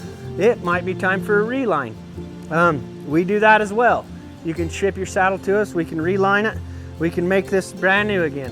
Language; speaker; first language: English; native; English